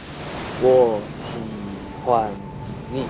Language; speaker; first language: Chinese; non-native, learner; Korean